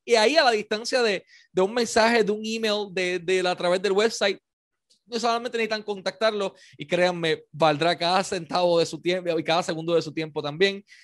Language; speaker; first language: Spanish; native; Spanish